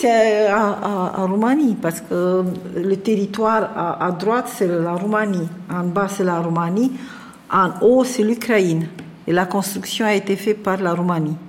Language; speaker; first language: French; non-native, fluent; Romanian